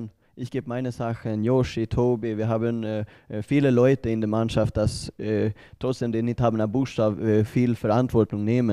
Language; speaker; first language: German; non-native, learner; Swedish